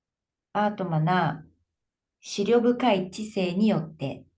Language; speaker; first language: Japanese; native; Japanese